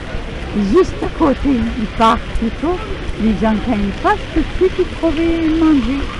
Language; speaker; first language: French; non-native, learner; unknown